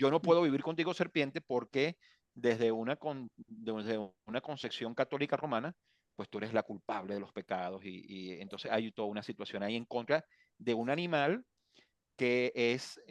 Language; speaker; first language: Spanish; native; Spanish